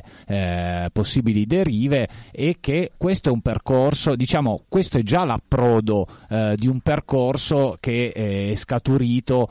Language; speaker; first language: Italian; native; Italian